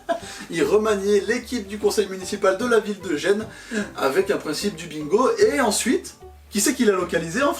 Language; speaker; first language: French; native; French